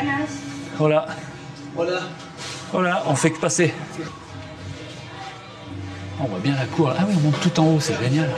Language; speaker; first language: French; native; French